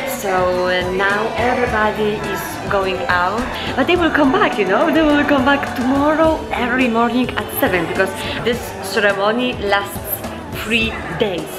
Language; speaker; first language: English; non-native, fluent; Polish